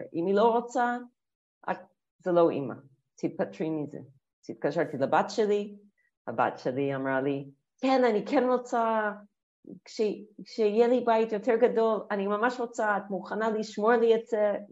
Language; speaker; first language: Hebrew; non-native, fluent; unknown